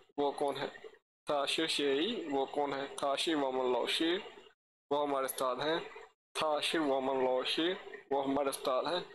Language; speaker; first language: Urdu; native; Urdu